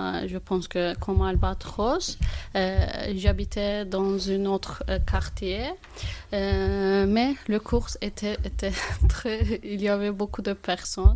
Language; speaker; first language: French; non-native, learner; Turkish